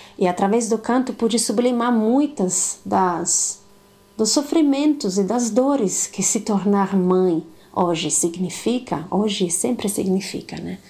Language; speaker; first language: Portuguese; non-native, fluent; Italian